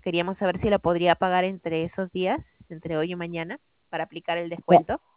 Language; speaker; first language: Spanish; native; Spanish